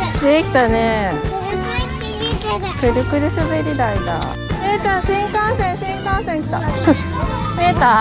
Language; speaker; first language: Japanese; native; Japanese